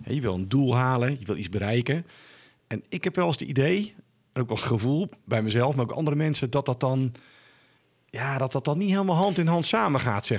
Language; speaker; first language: Dutch; native; Dutch